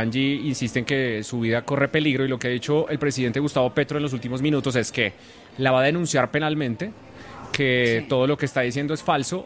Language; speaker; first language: Spanish; native; Spanish